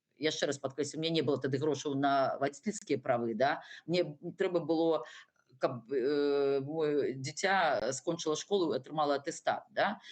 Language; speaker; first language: Belarusian; non-native, local second language; Russian